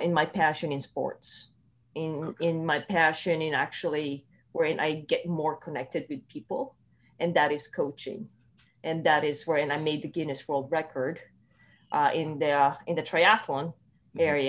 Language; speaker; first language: English; non-native, local second language; Filipino